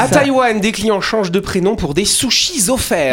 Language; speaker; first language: French; native; French